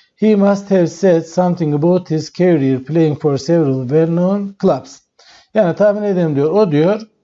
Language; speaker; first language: English; non-native, fluent; Turkish